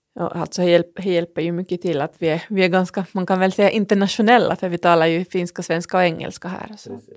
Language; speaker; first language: Swedish; non-native, local second language; Finnish